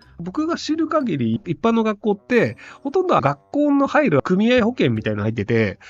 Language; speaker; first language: Japanese; native; Japanese